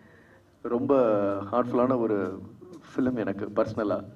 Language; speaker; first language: Tamil; non-native, fluent; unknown